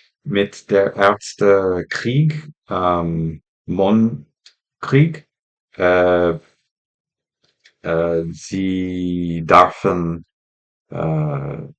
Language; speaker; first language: German; non-native, learner; English